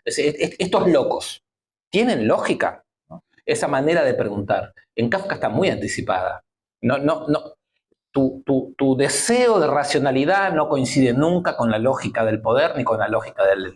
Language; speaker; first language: Spanish; native; Spanish